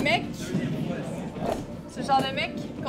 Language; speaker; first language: French; native; French